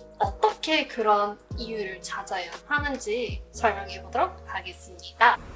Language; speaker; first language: Korean; non-native, fluent; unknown